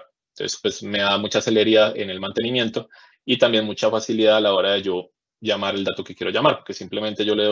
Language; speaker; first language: Spanish; native; Spanish